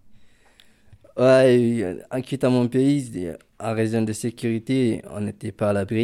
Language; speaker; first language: French; non-native, local second language; Fula